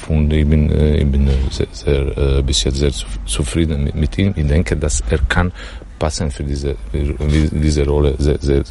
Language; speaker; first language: German; non-native, learner; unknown